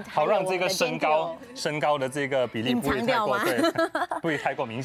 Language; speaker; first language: Chinese; native; Chinese